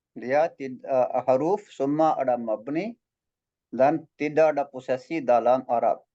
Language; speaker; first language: Malay; non-native, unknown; Arabic